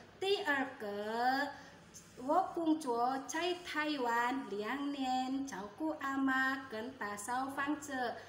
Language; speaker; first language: Chinese; non-native, learner; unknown